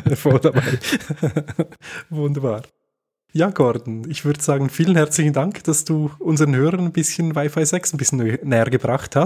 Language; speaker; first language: German; native; German